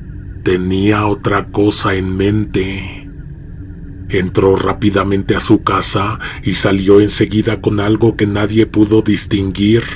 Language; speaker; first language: Spanish; native; Spanish